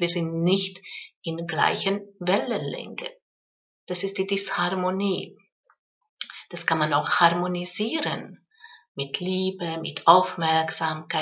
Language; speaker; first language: German; non-native, fluent; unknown